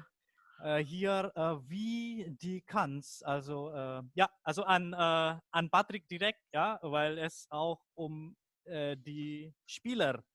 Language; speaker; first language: German; non-native, fluent; Indonesian